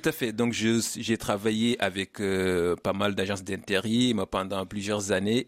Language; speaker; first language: French; non-native, local second language; Wolof